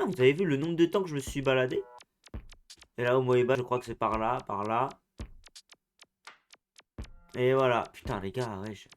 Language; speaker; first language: French; native; French